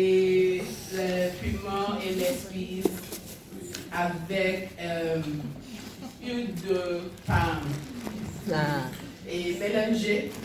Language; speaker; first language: French; non-native, learner; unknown